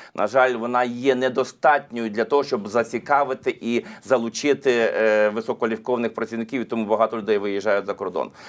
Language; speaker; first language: Ukrainian; native; Ukrainian